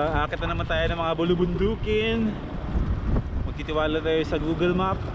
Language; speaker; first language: Filipino; non-native, local second language; Aklanon